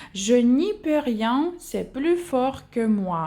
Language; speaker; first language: French; non-native, fluent; Ukrainian